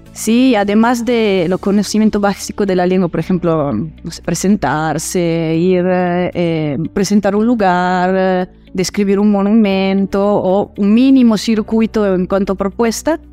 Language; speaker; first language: Spanish; early bilingual, heritage; Italian